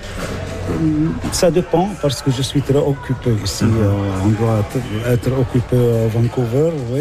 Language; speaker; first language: French; non-native, local second language; Arabic